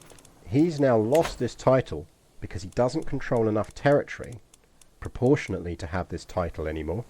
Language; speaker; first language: English; native; English